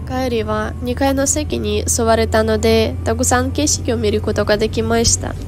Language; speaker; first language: Japanese; non-native, fluent; Ukrainian